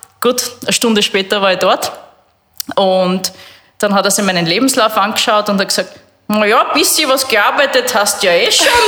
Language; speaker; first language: German; native; German